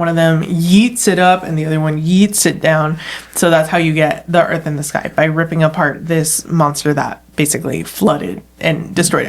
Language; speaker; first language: English; native; English